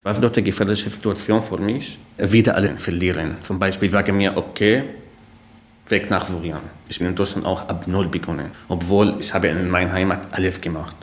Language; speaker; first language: German; non-native, learner; Arabic